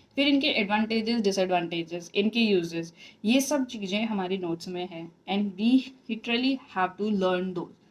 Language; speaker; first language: Hindi; native; Hindi